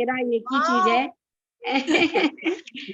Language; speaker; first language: Hindi; native; Hindi